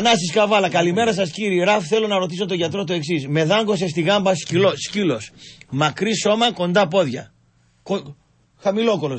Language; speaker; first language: Greek; native; Greek